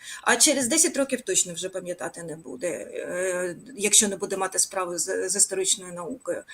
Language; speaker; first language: Ukrainian; native; Ukrainian